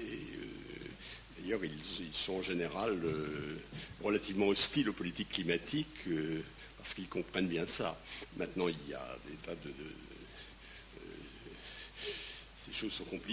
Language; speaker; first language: French; native; French